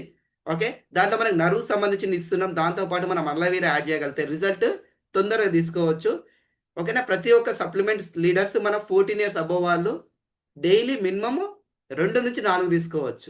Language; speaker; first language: Telugu; native; Telugu